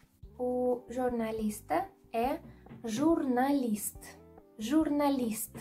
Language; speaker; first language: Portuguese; non-native, fluent; Russian